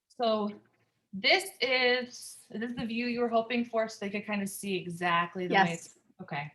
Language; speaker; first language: English; native; English